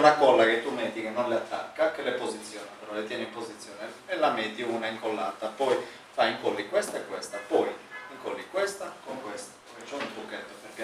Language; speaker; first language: Italian; native; Italian